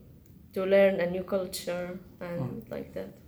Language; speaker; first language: English; non-native, learner; Arabic